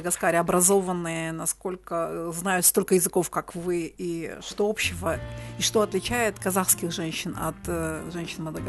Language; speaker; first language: Russian; native; Russian